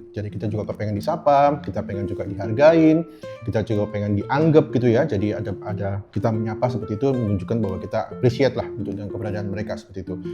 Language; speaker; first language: Indonesian; native; Indonesian